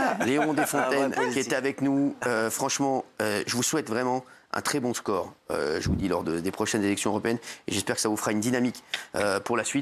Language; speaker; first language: French; native; French